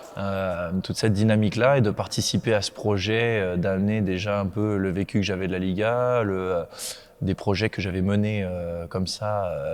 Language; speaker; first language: French; native; French